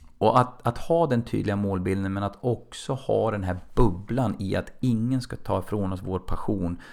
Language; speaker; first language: Swedish; native; Swedish